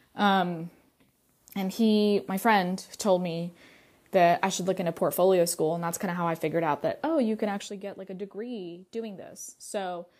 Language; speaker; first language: English; early bilingual, other home language; Russian